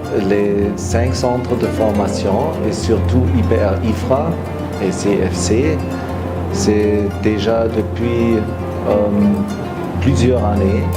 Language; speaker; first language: French; non-native, fluent; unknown